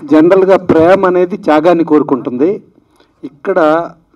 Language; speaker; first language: Telugu; native; Telugu